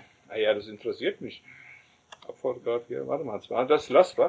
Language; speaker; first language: German; native; German